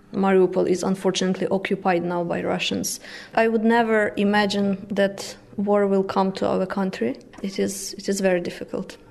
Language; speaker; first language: English; non-native, fluent; Ukrainian